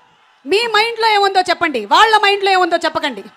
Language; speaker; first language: Telugu; native; Telugu